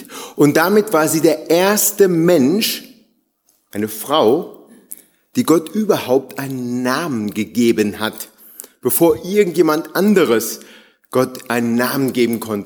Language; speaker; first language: German; native; German